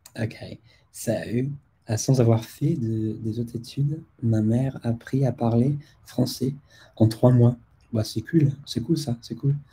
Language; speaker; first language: French; non-native, fluent; English